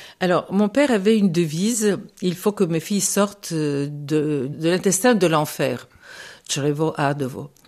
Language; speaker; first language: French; non-native, fluent; Bulgarian